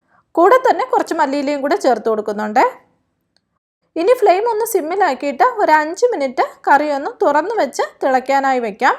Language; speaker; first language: Malayalam; native; Malayalam